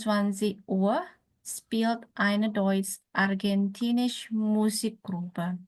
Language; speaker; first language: German; non-native, learner; Indonesian